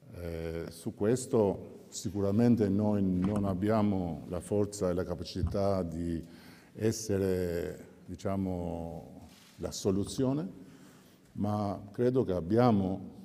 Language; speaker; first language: Italian; non-native, fluent; Albanian